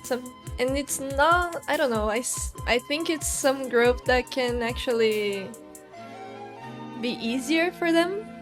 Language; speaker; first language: English; non-native, fluent; Portuguese